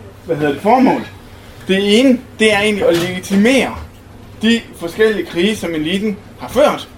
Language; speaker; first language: Danish; native; Danish